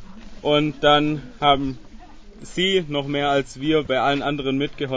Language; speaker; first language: German; native; German